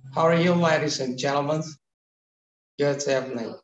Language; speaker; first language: English; non-native, fluent; Indonesian